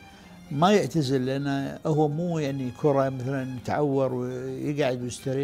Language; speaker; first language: Arabic; native; Arabic